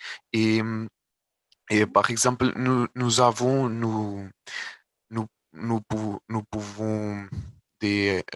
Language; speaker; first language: French; non-native, learner; Portuguese